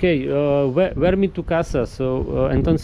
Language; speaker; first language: Spanish; non-native, learner; Polish